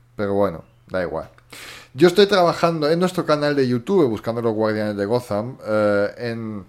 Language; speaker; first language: Spanish; early bilingual, other home language; German